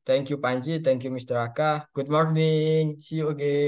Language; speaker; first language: English; non-native, learner; Indonesian